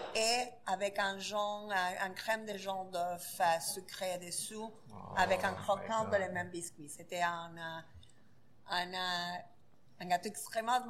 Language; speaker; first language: French; non-native, fluent; Spanish